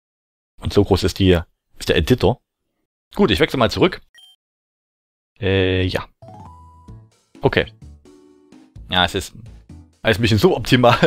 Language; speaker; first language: German; native; German